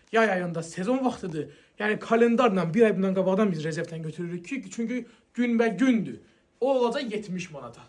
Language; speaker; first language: Azerbaijani; native; Azerbaijani